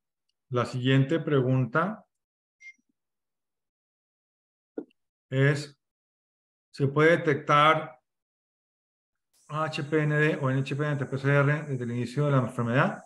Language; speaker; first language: Spanish; native; Spanish